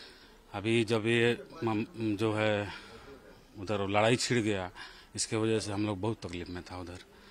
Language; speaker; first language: Hindi; non-native, local second language; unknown